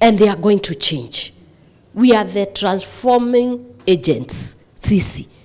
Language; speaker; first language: English; non-native, local second language; Swahili